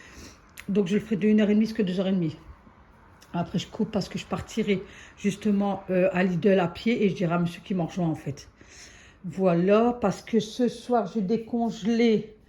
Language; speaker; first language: French; native; French